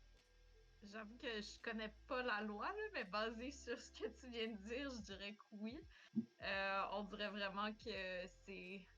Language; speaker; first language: French; native; French